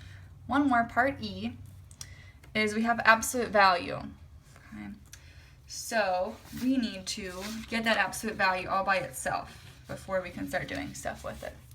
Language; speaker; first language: English; native; English